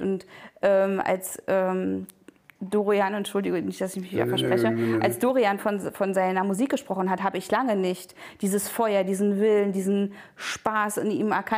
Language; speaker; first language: German; native; German